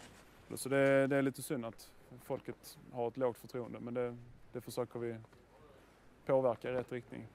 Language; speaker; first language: Swedish; native; Swedish